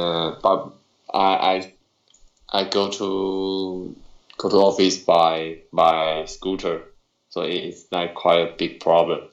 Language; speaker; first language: English; non-native, learner; Chinese